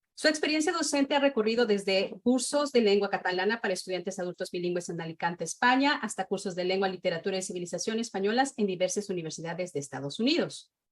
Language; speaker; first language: Spanish; native; Spanish